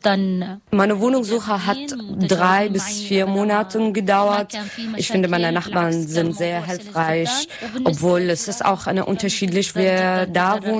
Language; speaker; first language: German; non-native, learner; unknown